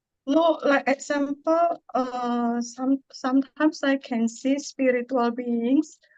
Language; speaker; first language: English; non-native, learner; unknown